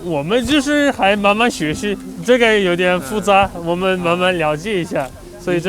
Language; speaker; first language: Chinese; non-native, fluent; Russian